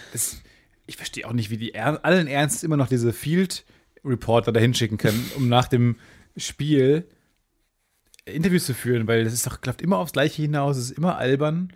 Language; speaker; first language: German; native; German